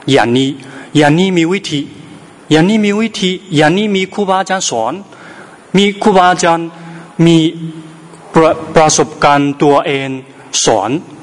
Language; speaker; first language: Thai; non-native, learner; Chinese